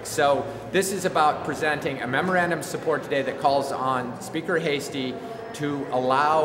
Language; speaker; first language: English; native; English